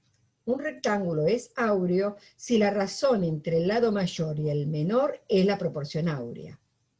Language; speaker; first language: Spanish; native; Spanish